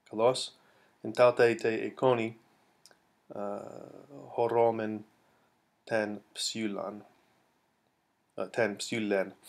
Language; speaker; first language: Greek; non-native, fluent; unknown